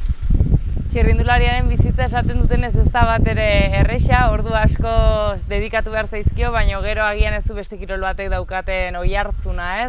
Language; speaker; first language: Basque; native; Basque